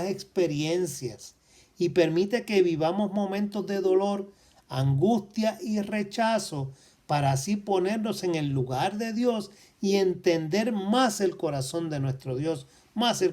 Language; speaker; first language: Spanish; native; Spanish